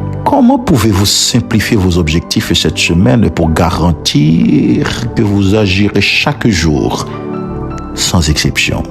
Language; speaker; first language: French; non-native, local second language; Haitian Creole